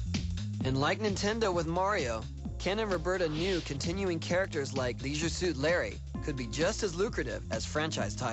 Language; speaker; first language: English; native; English